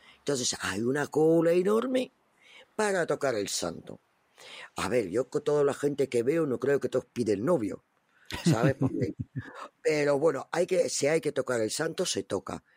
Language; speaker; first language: Spanish; non-native, fluent; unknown